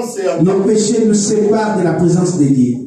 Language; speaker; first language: French; non-native, local second language; Lingala